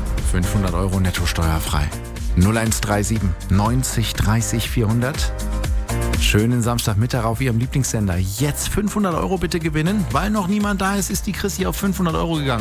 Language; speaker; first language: German; native; German